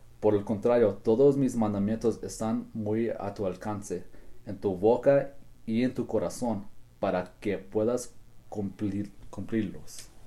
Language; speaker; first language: Spanish; early bilingual, heritage; Spanish